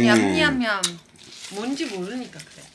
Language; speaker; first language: Korean; non-native, fluent; German